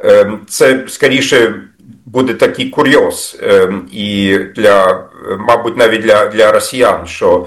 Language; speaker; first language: Ukrainian; non-native, fluent; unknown